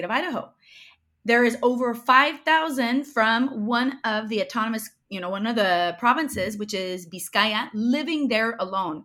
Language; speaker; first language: English; early bilingual, other home language; Spanish